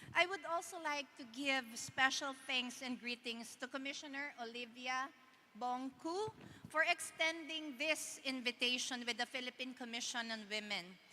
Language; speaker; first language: English; non-native, local second language; Filipino